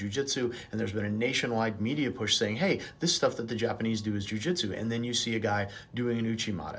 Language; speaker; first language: English; native; English